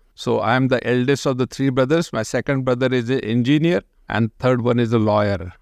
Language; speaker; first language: English; non-native, local second language; Marathi